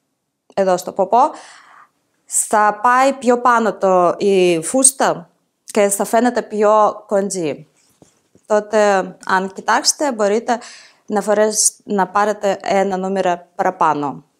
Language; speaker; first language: Greek; non-native, fluent; Ukrainian